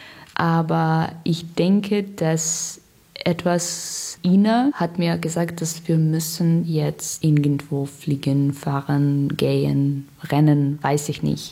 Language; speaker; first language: German; non-native, learner; Russian